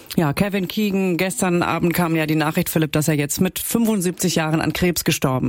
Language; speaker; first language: German; native; German